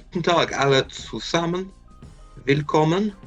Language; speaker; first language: German; non-native, fluent; English